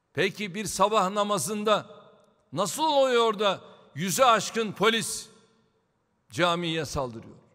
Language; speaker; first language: Turkish; native; Turkish